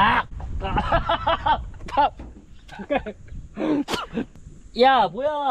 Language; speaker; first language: Korean; native; Korean